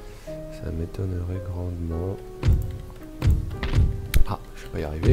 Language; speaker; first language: French; native; French